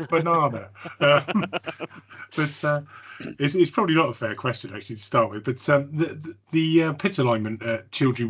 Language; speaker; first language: English; native; English